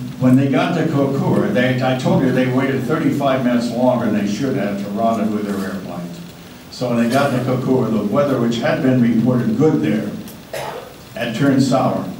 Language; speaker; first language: English; native; English